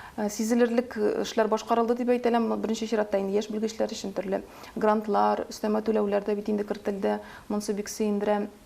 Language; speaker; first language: Tatar; native; Tatar